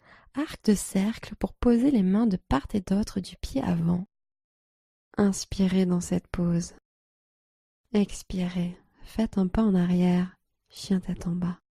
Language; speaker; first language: French; native; French